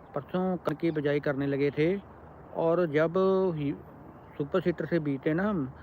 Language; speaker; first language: Hindi; non-native, local second language; Punjabi